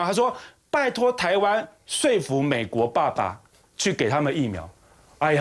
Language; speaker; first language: Chinese; native; Chinese